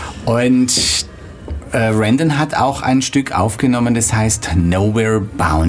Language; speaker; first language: German; native; German